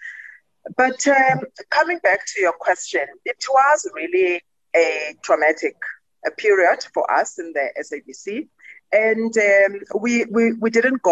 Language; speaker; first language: English; non-native, local second language; Xhosa